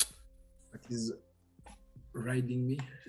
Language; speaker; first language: English; non-native, learner; French